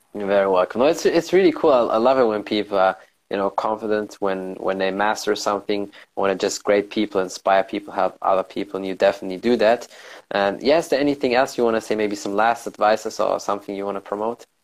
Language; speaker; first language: English; early bilingual, heritage; German